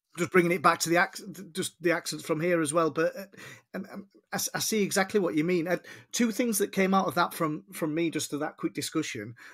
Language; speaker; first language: English; native; English